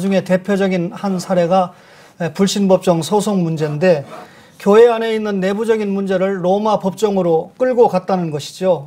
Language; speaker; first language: Korean; native; Korean